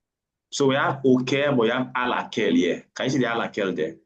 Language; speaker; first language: French; non-native, learner; English